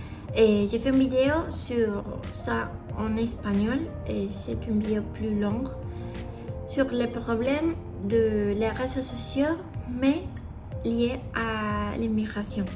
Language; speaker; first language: French; non-native, learner; Spanish